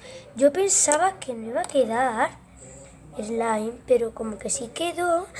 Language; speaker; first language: Spanish; native; Spanish